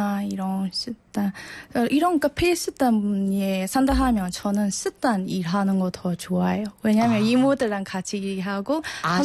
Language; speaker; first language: Korean; non-native, fluent; Burmese